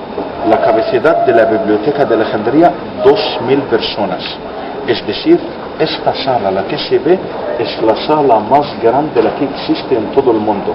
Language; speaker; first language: Spanish; non-native, fluent; Arabic